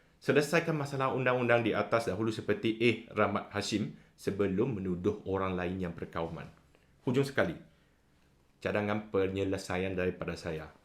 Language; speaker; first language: Malay; non-native, local second language; Chinese